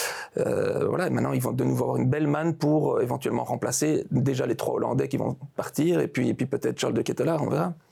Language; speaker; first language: French; native; French